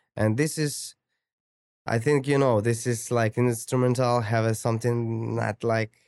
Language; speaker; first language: English; non-native, learner; Ukrainian